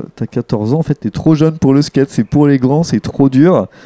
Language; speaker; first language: French; native; French